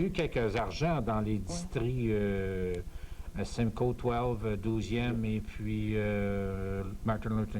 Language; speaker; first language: French; native; French